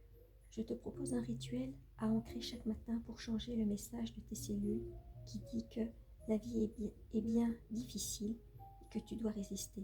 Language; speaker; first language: French; native; French